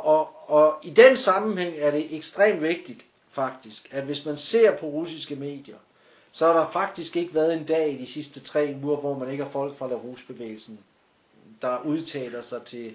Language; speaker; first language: Danish; native; Danish